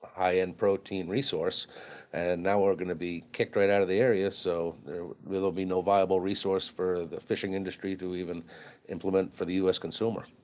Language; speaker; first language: English; native; English